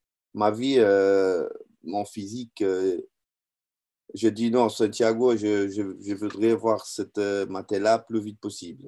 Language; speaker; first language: French; non-native, learner; Portuguese